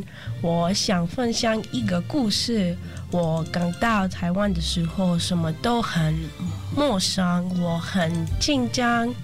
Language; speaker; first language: Chinese; non-native, fluent; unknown